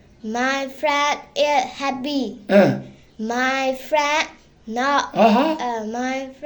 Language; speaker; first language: English; non-native, learner; Burmese